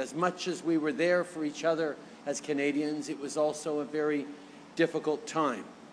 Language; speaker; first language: English; early bilingual, other home language; French